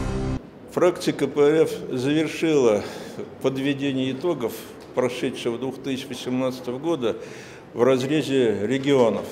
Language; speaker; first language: Russian; native; Russian